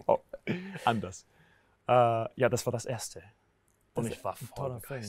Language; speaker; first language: German; non-native, fluent; Spanish